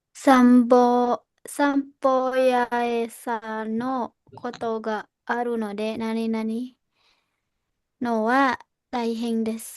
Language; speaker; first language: Japanese; non-native, learner; Indonesian